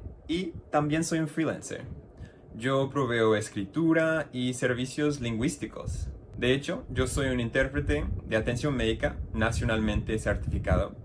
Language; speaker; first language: Spanish; non-native, fluent; English